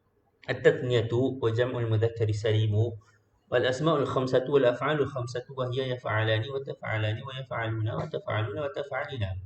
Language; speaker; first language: Arabic; non-native, fluent; Malay